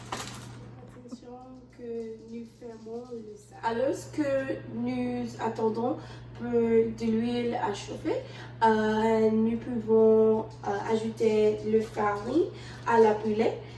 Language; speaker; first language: French; non-native, learner; English